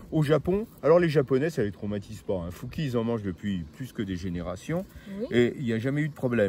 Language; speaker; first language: French; native; French